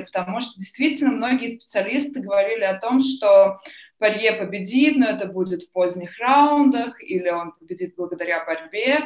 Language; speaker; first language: Russian; native; Russian